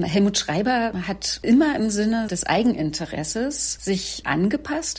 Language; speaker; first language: German; native; German